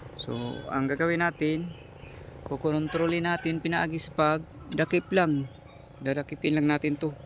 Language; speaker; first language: Filipino; non-native, local second language; Cebuano